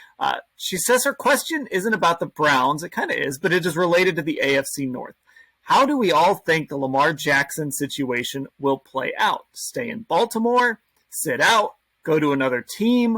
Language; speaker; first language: English; native; English